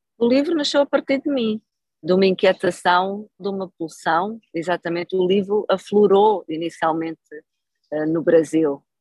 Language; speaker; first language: Portuguese; native; Portuguese